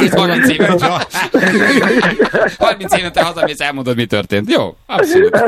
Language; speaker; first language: Hungarian; native; Hungarian